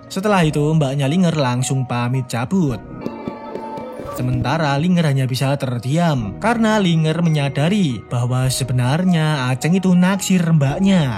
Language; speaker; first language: Indonesian; native; Indonesian